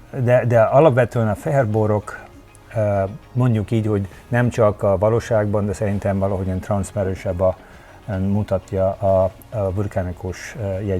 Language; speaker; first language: Hungarian; early bilingual, heritage; Hungarian